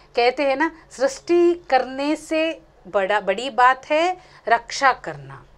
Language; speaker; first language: Hindi; non-native, local second language; Konkani